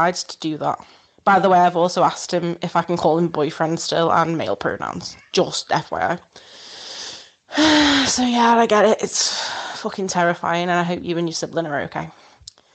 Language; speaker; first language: English; native; English